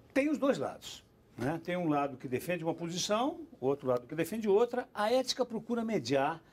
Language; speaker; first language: Portuguese; native; Portuguese